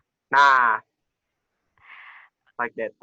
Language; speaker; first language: English; non-native, learner; Indonesian